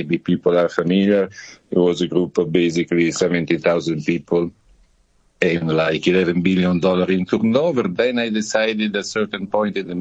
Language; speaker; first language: English; non-native, fluent; Italian